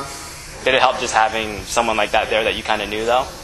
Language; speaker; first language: English; native; English